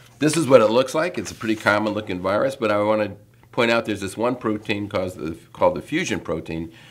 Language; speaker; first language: English; native; English